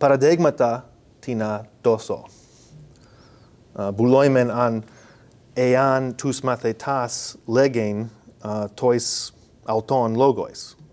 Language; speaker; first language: Greek; non-native, fluent; English